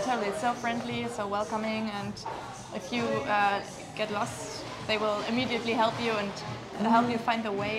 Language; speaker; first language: English; non-native, fluent; German